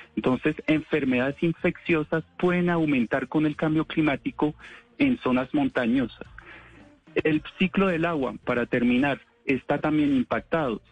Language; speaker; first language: Spanish; non-native, fluent; French